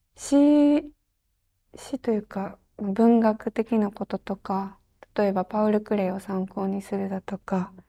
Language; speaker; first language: Japanese; native; Japanese